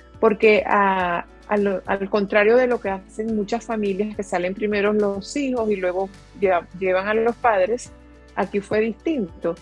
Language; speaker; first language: Spanish; native; Spanish